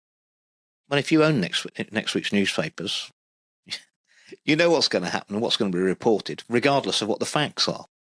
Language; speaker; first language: English; native; English